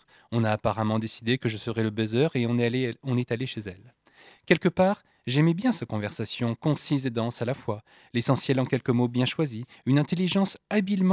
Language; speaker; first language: French; native; French